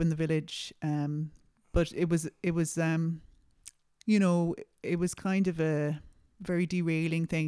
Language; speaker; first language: English; native; English